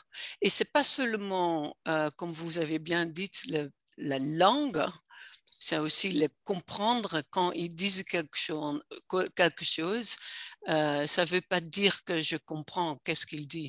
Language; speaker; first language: French; non-native, fluent; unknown